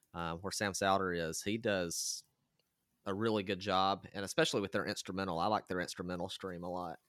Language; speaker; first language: English; native; English